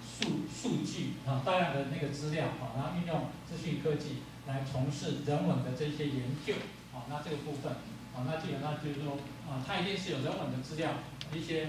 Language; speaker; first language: Chinese; native; Chinese